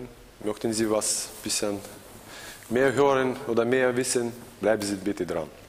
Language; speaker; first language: German; non-native, learner; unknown